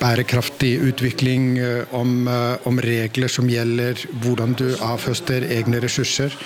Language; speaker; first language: Norwegian; non-native, fluent; Icelandic